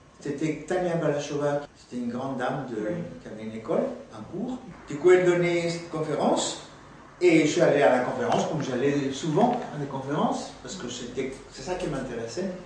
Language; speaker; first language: French; non-native, fluent; Spanish